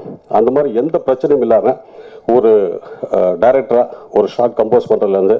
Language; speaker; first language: Tamil; native; Tamil